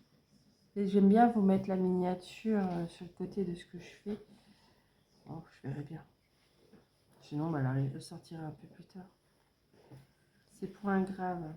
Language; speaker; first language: French; native; French